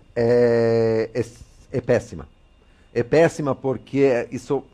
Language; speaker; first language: Portuguese; non-native, fluent; Italian